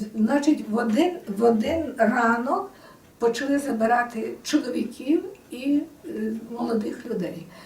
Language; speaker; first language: Ukrainian; native; Ukrainian